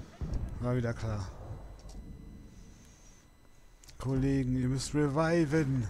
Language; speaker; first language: German; native; German